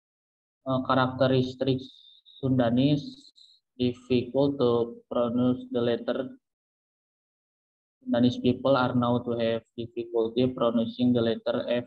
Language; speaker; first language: English; non-native, learner; Indonesian